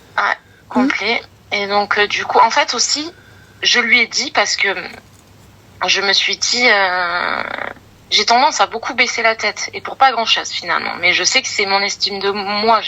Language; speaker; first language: French; native; French